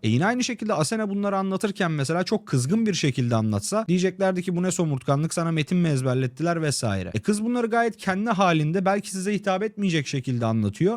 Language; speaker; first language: Turkish; native; Turkish